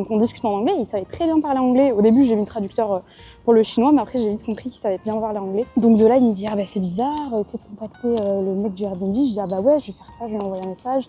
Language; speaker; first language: French; native; French